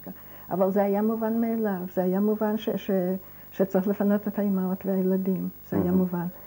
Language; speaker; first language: Hebrew; non-native, fluent; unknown